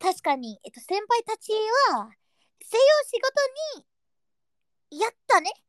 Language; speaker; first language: Japanese; non-native, learner; Indonesian